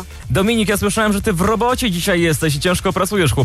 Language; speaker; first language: Polish; native; Polish